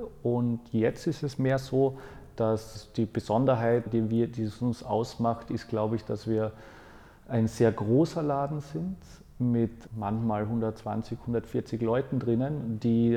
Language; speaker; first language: German; native; German